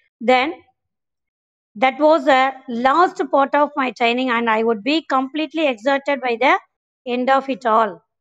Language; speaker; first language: English; non-native, local second language; Tamil